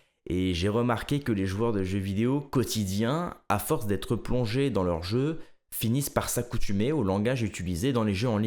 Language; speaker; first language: French; native; French